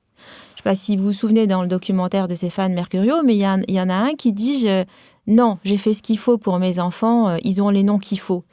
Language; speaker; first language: French; non-native, local second language; Arabic